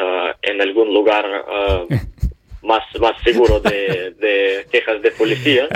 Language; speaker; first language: Spanish; non-native, learner; Ukrainian